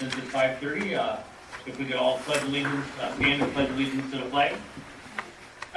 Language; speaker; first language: English; native; English